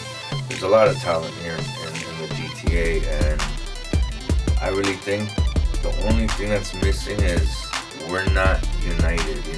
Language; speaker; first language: English; early bilingual, other home language; Spanish